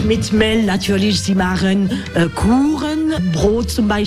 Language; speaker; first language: German; non-native, learner; French